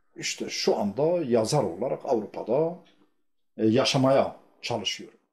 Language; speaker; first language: Turkish; non-native, local second language; Kurdish